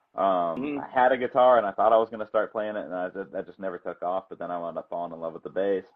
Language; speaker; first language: English; native; English